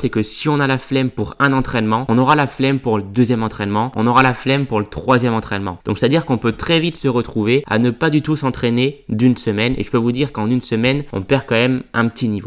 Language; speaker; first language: French; native; French